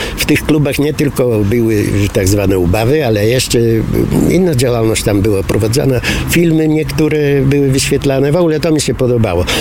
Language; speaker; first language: Polish; non-native, fluent; Bulgarian